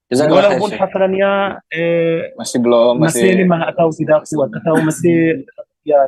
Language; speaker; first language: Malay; non-native, learner; Arabic